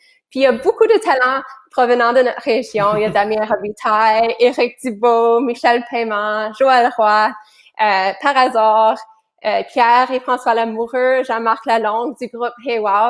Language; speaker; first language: French; native; French